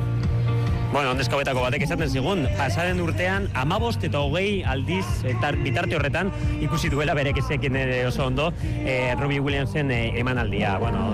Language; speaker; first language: Basque; native; Basque